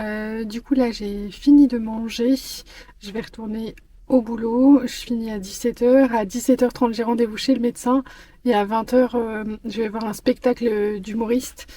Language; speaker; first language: French; native; French